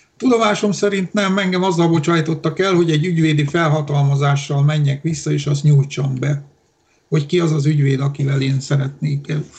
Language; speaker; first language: Hungarian; non-native, local second language; Romanian